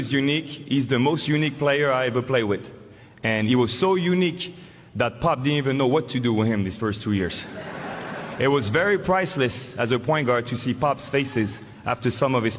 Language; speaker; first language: English; non-native, fluent; French